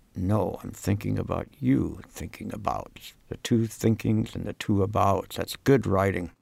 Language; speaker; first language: English; native; English